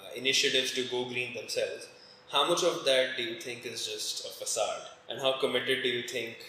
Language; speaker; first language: English; non-native, local second language; Hindi